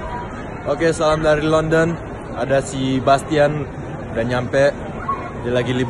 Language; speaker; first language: Indonesian; early bilingual, other home language; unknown